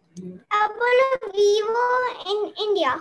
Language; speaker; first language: Spanish; non-native, learner; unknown